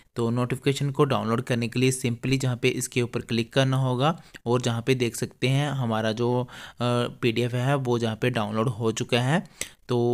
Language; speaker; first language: Hindi; native; Hindi